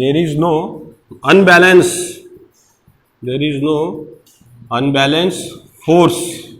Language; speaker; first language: English; non-native, local second language; Marathi